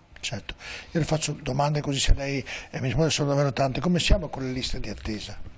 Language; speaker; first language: Italian; native; Italian